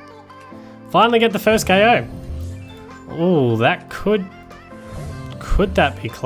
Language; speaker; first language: English; native; English